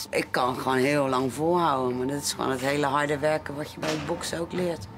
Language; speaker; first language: Dutch; native; Dutch